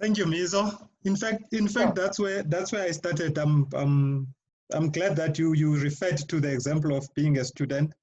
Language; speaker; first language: English; non-native, local second language; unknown